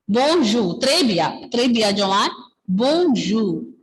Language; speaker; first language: French; non-native, learner; Malayalam